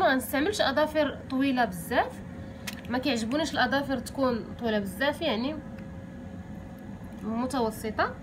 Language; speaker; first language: Arabic; native; Arabic